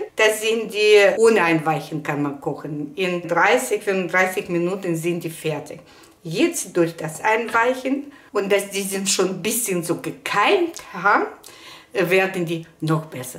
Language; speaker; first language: German; non-native, fluent; Russian